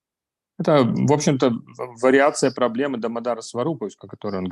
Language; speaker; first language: Russian; native; Russian